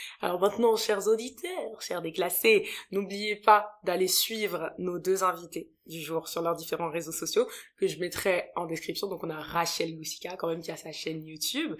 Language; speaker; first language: French; native; French